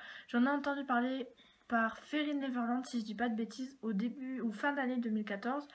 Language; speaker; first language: French; native; French